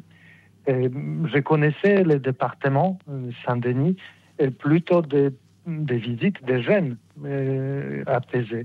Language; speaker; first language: French; non-native, fluent; Polish